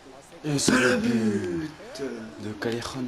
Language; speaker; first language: French; native; French